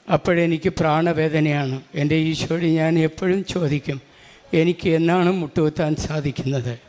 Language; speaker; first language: Malayalam; non-native, local second language; Tamil